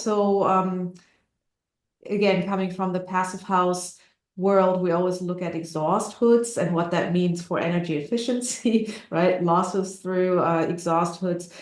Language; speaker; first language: English; non-native, fluent; German